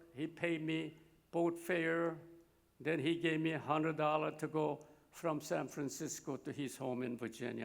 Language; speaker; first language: English; non-native, fluent; Korean